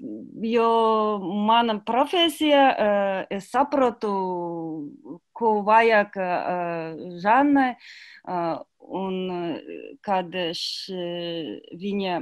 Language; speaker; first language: Latvian; non-native, learner; Kazakh